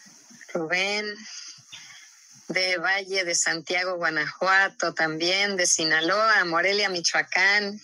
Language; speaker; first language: Spanish; native; Spanish